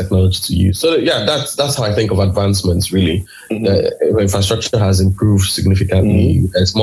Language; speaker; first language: English; non-native, local second language; Igbo